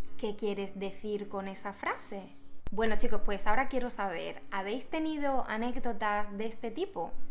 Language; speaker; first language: Spanish; native; Spanish